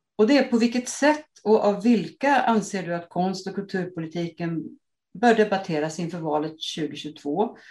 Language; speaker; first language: Swedish; native; Swedish